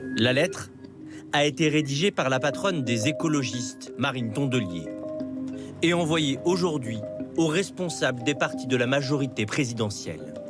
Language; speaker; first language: French; native; French